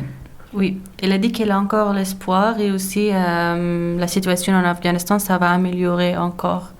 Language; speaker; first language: French; non-native, learner; Persian